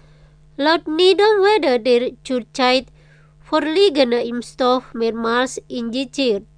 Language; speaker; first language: German; non-native, fluent; Indonesian